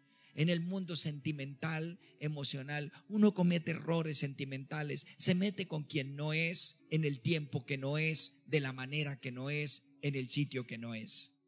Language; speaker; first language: Spanish; native; Spanish